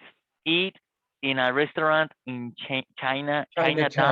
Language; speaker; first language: English; non-native, learner; Spanish